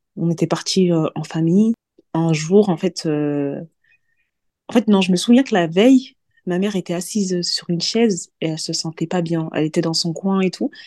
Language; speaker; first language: French; early bilingual, other home language; Mandingo